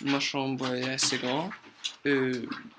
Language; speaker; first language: French; non-native, learner; Spanish